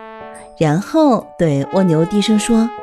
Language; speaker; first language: Chinese; native; Chinese